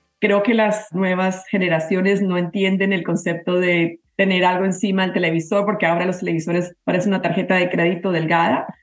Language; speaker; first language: Spanish; native; Spanish